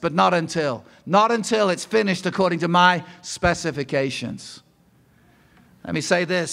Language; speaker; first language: English; native; English